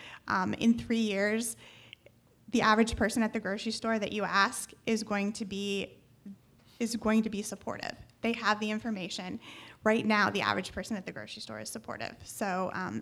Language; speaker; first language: English; native; English